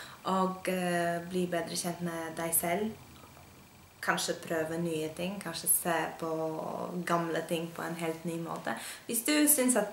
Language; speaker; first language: Norwegian; non-native, fluent; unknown